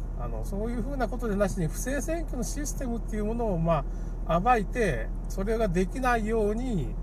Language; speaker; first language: Japanese; native; Japanese